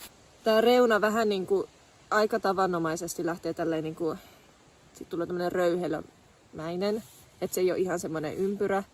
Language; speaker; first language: Finnish; native; Finnish